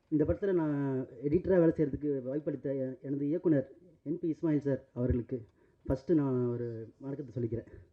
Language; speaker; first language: Tamil; native; Tamil